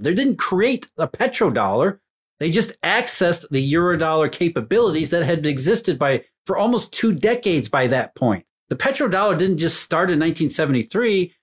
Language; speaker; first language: English; native; English